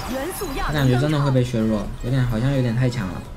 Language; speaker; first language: Chinese; native; Chinese